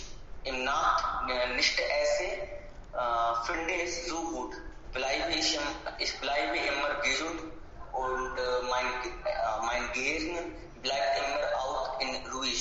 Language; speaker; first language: German; non-native, learner; Hindi